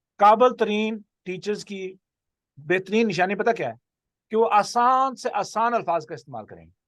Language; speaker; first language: Urdu; non-native, local second language; Punjabi